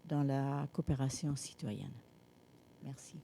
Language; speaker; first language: French; non-native, learner; German